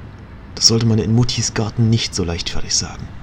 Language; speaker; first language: German; native; German